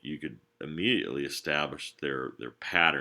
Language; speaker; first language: English; native; English